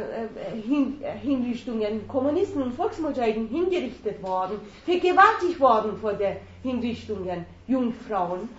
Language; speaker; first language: German; non-native, fluent; Persian